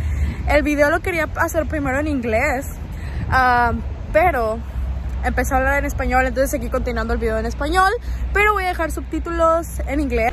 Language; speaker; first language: Spanish; early bilingual, heritage; Spanish